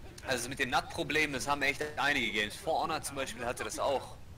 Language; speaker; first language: German; native; German